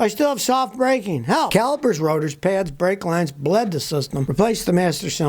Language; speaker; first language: English; native; English